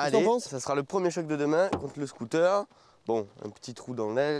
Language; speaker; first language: French; native; French